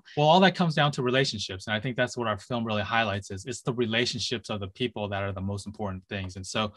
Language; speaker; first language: English; native; English